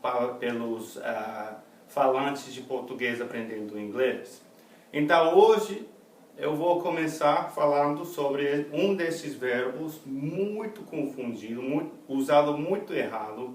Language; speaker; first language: Portuguese; non-native, fluent; English